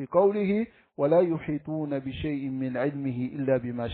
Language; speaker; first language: Arabic; non-native, fluent; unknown